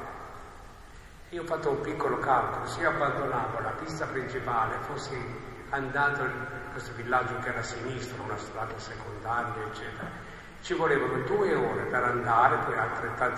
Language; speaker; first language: Italian; native; Italian